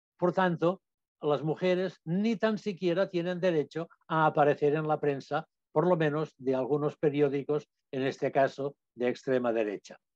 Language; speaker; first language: Spanish; non-native, local second language; Catalan